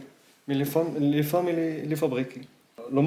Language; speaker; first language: French; non-native, learner; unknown